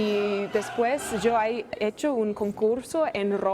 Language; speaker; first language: Spanish; non-native, fluent; Italian